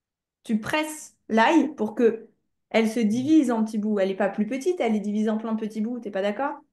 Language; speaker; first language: French; native; French